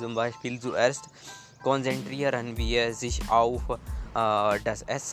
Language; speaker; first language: German; non-native, learner; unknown